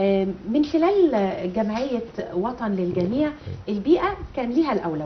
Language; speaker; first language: Arabic; native; Arabic